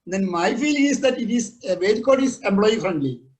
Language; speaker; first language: English; non-native, local second language; Malayalam